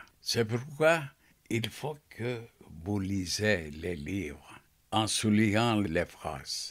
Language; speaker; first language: French; non-native, fluent; Turkish